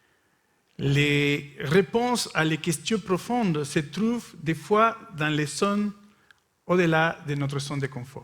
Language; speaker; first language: French; non-native, fluent; Spanish